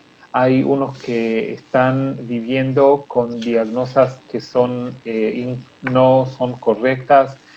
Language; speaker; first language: Spanish; non-native, fluent; Hebrew